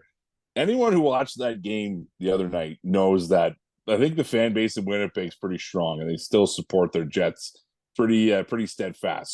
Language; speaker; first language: English; native; English